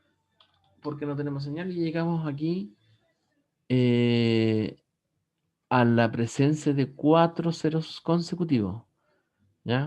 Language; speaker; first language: Spanish; native; Spanish